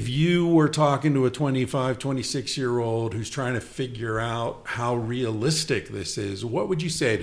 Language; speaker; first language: English; native; English